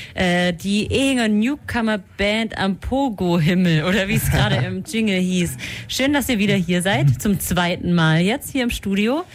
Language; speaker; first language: German; native; German